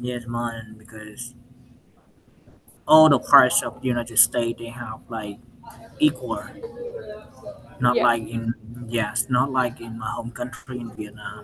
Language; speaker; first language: English; non-native, learner; Vietnamese